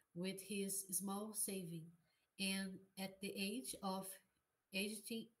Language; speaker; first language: English; non-native, learner; Portuguese